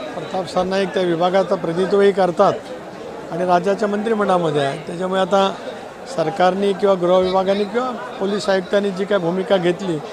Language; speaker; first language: Marathi; native; Marathi